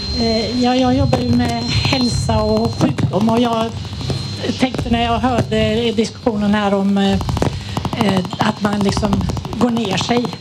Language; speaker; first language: Swedish; native; Swedish